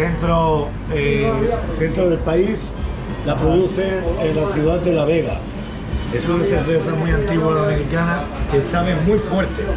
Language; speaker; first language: Spanish; native; Spanish